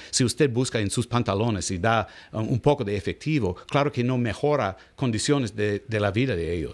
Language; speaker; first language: Spanish; non-native, learner; English